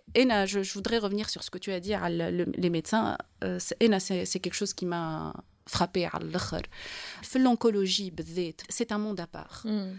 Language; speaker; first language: French; non-native, local second language; Arabic